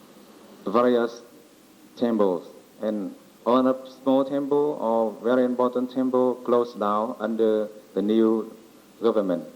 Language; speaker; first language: English; non-native, learner; Vietnamese